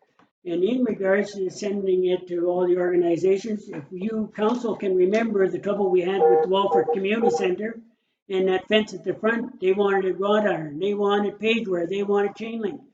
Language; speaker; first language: English; native; English